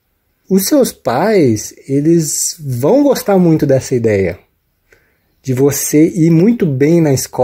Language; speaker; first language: Portuguese; native; Portuguese